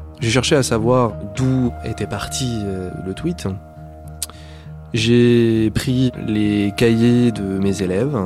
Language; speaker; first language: French; native; French